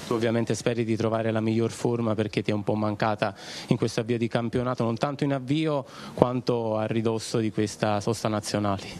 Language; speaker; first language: Italian; native; Italian